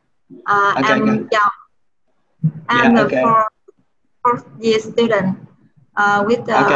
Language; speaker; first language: English; non-native, learner; Vietnamese